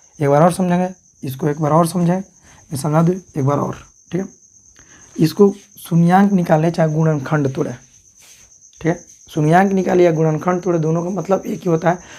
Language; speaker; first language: Hindi; native; Hindi